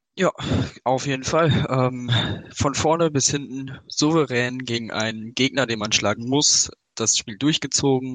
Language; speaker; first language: German; native; German